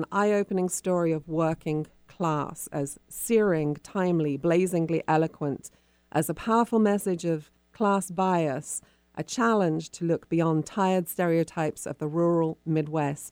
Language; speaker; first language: English; native; English